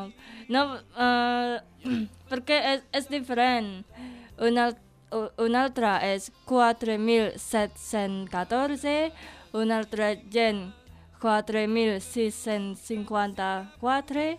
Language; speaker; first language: Catalan; non-native, learner; Indonesian